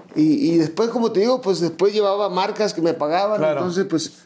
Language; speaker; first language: Spanish; native; Spanish